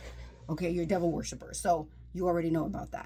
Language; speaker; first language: English; native; English